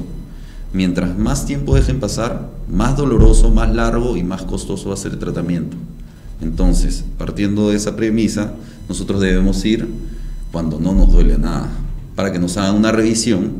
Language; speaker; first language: Spanish; native; Spanish